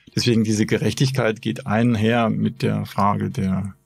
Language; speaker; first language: German; native; German